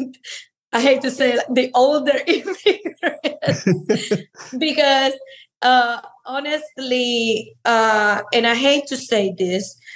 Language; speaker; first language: English; non-native, fluent; Spanish